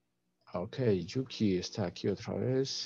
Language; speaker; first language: Spanish; non-native, fluent; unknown